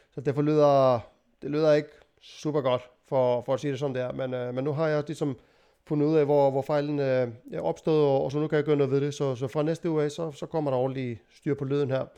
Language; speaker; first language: Danish; native; Danish